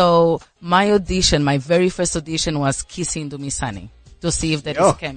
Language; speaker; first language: English; non-native, fluent; Portuguese